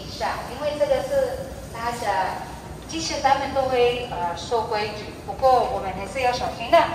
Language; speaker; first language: Chinese; non-native, learner; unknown